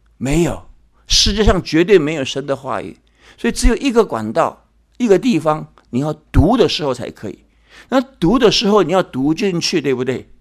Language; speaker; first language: Chinese; early bilingual, heritage; Chinese